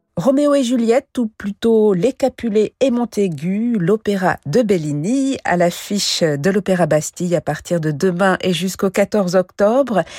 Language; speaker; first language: French; native; French